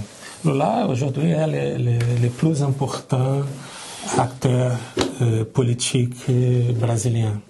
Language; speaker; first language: French; non-native, learner; Portuguese